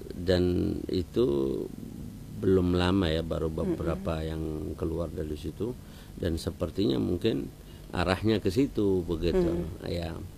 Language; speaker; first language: Indonesian; native; Indonesian